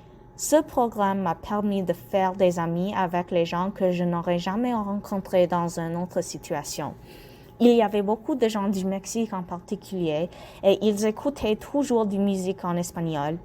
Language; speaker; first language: French; non-native, local second language; English